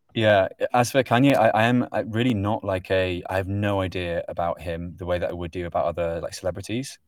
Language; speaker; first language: English; native; English